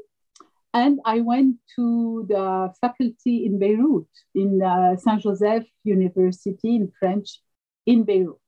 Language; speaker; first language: English; non-native, fluent; French